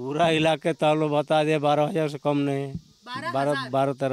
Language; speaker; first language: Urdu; non-native, local second language; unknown